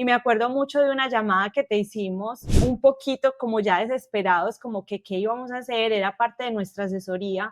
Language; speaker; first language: Spanish; native; Spanish